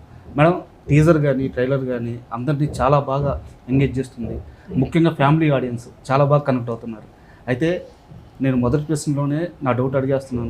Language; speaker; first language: Telugu; native; Telugu